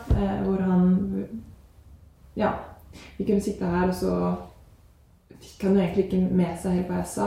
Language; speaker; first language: Norwegian; native; Norwegian